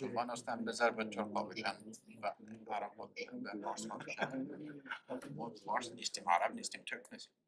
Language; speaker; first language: Persian; non-native, learner; Kurdish